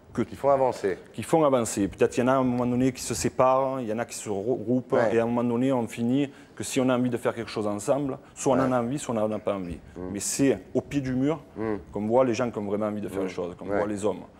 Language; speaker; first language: French; native; French